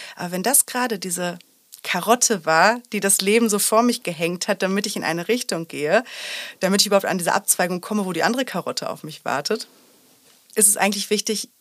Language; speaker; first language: German; native; German